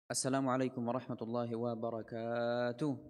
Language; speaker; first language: Indonesian; non-native, fluent; Arabic